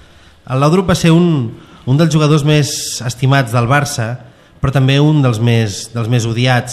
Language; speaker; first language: Catalan; native; Catalan